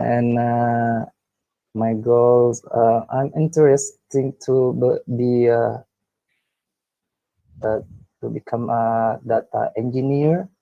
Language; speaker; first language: English; non-native, learner; Indonesian